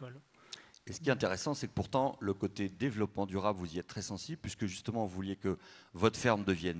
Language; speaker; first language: French; native; French